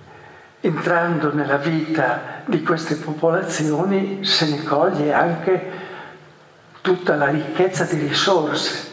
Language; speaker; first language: Italian; native; Italian